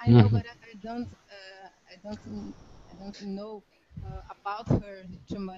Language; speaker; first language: English; non-native, learner; Portuguese